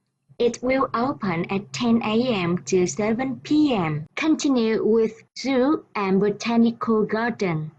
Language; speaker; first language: English; non-native, fluent; Vietnamese